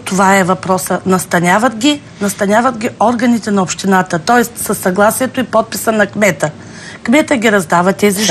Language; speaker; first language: Bulgarian; native; Bulgarian